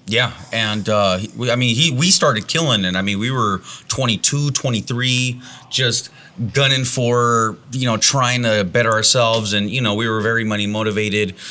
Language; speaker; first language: English; native; English